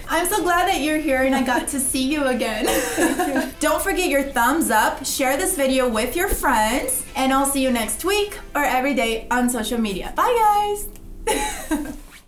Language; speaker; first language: English; non-native, fluent; Portuguese